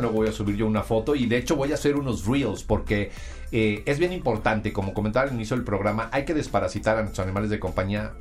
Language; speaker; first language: Spanish; native; Spanish